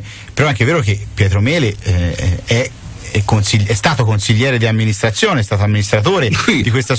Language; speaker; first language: Italian; native; Italian